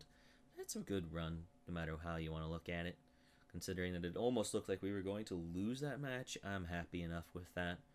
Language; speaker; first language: English; native; English